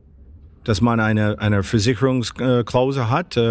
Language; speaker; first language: German; non-native, fluent; English